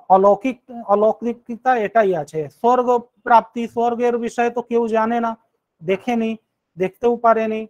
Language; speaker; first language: Bangla; non-native, local second language; Hindi